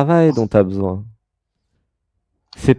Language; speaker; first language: French; native; French